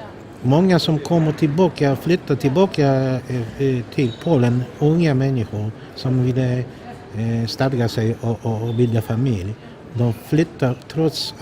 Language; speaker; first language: Swedish; non-native, fluent; Polish